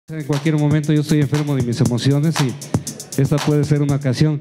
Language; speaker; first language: Spanish; native; Spanish